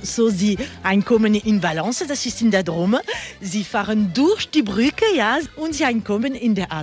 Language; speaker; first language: German; non-native, fluent; French